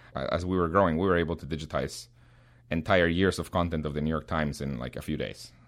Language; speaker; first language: English; non-native, fluent; Spanish